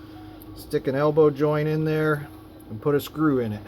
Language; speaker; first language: English; native; English